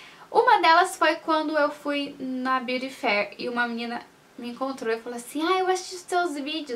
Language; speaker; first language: Portuguese; native; Portuguese